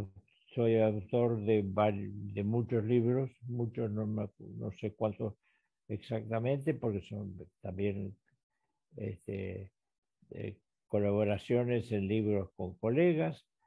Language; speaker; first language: Spanish; native; Spanish